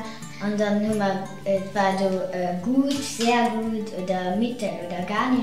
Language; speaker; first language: German; non-native, local second language; Luxembourgish